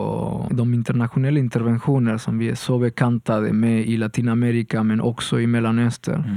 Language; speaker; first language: Swedish; non-native, fluent; Spanish